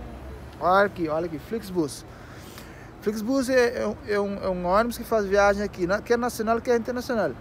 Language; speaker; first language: Portuguese; non-native, local second language; Kabuverdianu